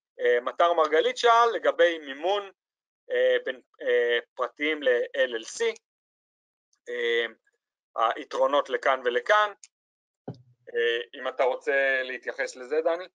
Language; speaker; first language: Hebrew; native; Hebrew